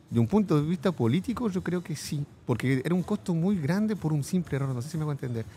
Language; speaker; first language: Spanish; non-native, fluent; French